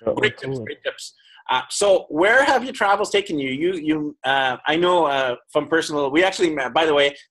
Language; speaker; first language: English; native; English